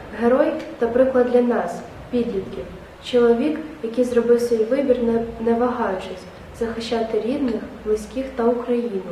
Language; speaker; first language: Ukrainian; native; Ukrainian